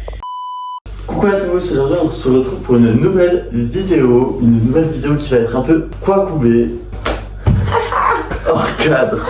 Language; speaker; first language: French; native; French